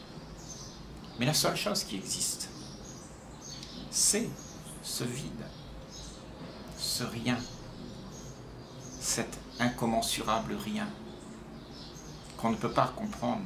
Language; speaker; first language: French; native; French